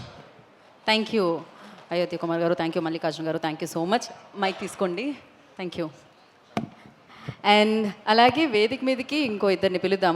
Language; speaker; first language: Telugu; native; Telugu